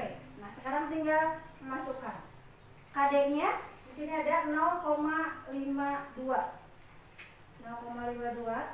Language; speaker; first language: Indonesian; native; Indonesian